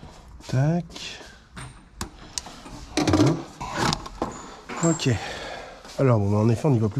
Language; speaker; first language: French; native; French